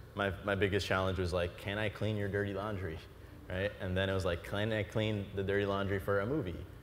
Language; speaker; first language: English; native; English